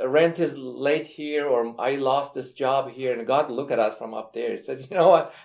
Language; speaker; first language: English; non-native, fluent; Persian